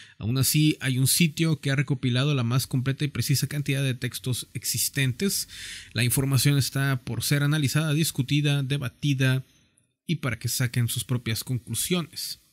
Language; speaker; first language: Spanish; native; Spanish